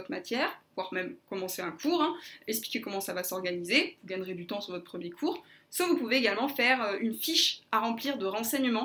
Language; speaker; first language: French; native; French